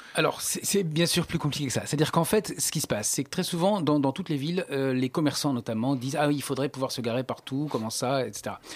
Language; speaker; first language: French; native; French